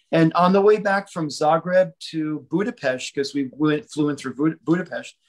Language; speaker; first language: English; native; English